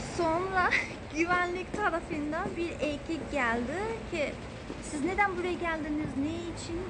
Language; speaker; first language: Turkish; non-native, fluent; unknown